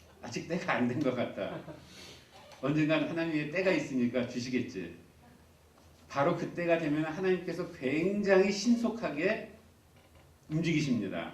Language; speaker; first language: Korean; native; Korean